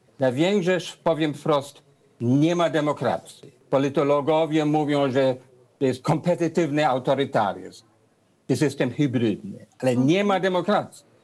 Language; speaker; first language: Polish; non-native, fluent; English